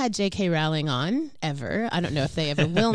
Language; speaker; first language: English; native; English